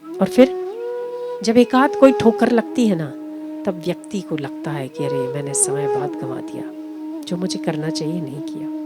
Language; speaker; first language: Hindi; native; Hindi